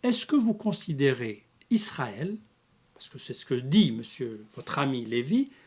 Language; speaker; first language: French; non-native, local second language; Arabic